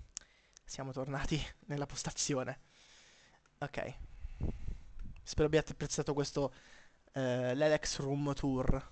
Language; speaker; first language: Italian; native; Italian